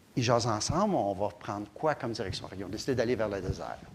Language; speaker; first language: French; native; French